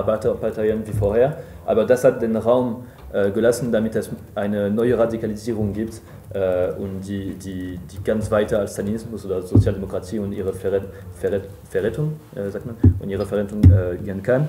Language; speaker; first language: German; non-native, fluent; French